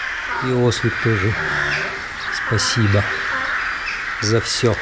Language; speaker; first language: Russian; native; Russian